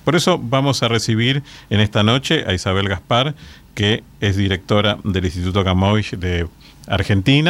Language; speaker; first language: Spanish; native; Spanish